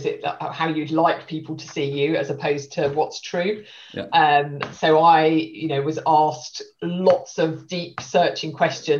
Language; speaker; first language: English; native; English